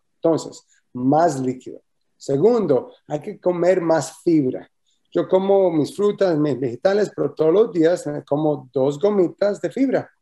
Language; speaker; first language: Spanish; early bilingual, heritage; Spanish